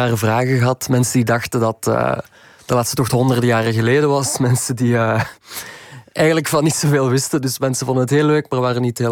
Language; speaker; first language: Dutch; native; Dutch